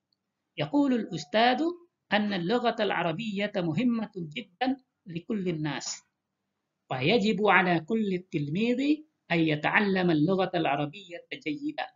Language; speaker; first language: Arabic; non-native, fluent; Indonesian